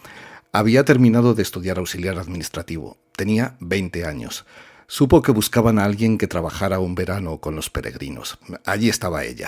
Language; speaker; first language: Spanish; native; Spanish